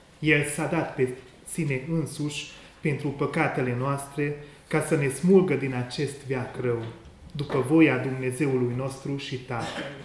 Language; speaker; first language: Romanian; non-native, local second language; Hungarian